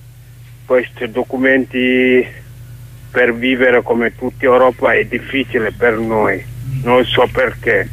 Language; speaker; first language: Italian; non-native, learner; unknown